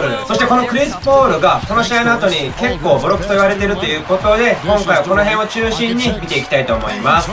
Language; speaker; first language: Japanese; native; Japanese